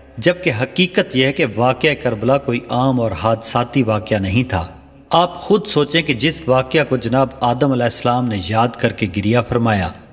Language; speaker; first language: Urdu; non-native, local second language; Saraiki